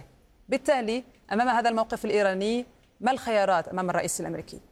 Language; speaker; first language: Arabic; native; Arabic